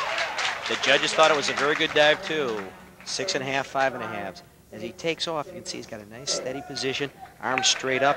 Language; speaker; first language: English; native; English